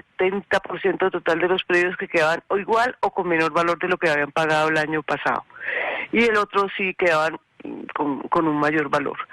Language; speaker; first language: Spanish; native; Spanish